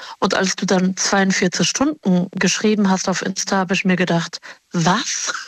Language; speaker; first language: German; early bilingual, other home language; Arabic